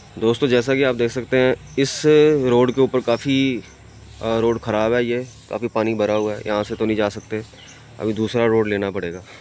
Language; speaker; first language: Hindi; native; Hindi